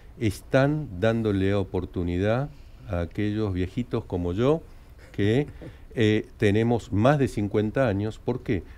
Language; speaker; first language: Spanish; native; Spanish